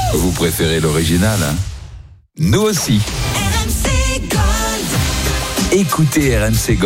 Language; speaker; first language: French; native; French